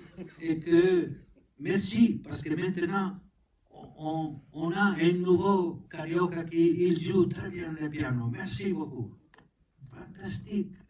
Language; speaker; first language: French; non-native, learner; Spanish